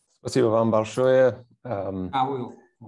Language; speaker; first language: Russian; non-native, fluent; English